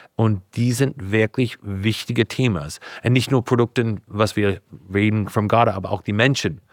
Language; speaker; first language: German; non-native, fluent; English